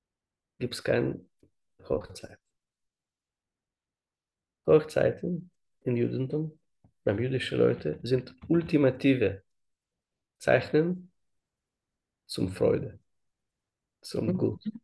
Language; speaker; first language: German; non-native, learner; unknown